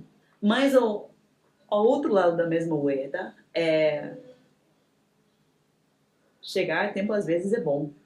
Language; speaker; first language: Portuguese; non-native, fluent; English